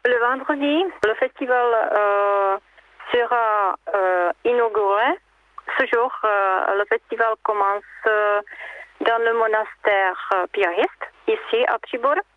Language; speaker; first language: French; non-native, learner; Czech